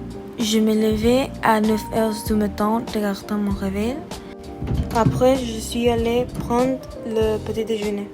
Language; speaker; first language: French; non-native, learner; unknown